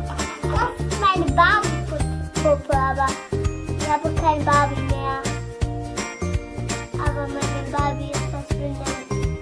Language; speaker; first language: German; early bilingual, other home language; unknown